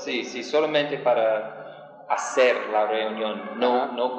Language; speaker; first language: Spanish; non-native, learner; English